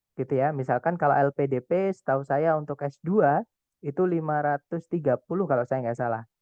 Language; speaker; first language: Indonesian; non-native, local second language; Javanese